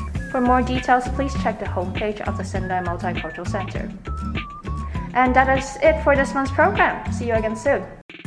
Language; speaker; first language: English; native; English